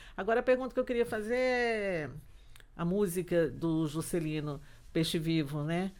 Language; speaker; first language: Portuguese; native; Portuguese